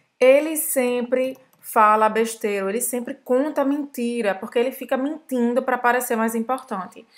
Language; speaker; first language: Portuguese; native; Portuguese